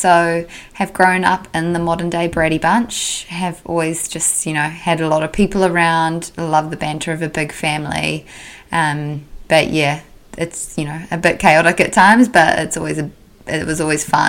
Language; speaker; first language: English; native; English